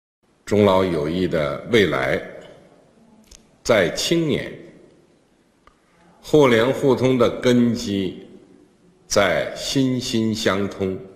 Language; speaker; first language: Chinese; native; Chinese